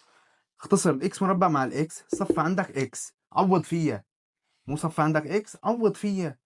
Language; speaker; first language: Arabic; native; Arabic